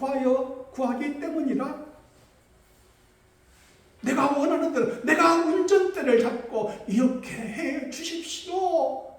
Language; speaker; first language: Korean; native; Korean